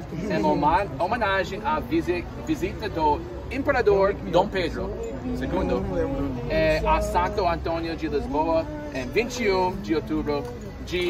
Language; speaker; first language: Portuguese; non-native, fluent; English